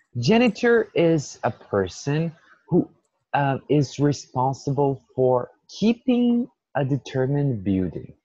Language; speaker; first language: English; non-native, fluent; Portuguese